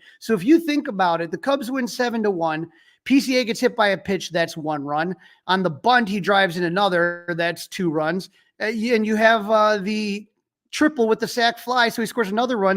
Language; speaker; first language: English; native; English